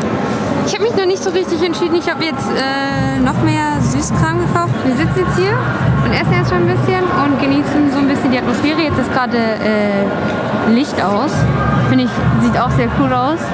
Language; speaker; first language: German; native; German